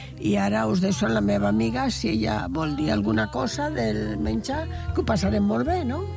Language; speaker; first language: Catalan; non-native, local second language; Spanish